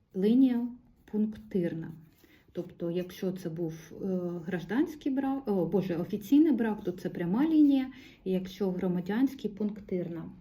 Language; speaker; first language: Ukrainian; non-native, local second language; Russian